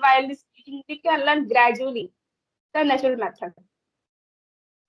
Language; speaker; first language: English; non-native, learner; Hindi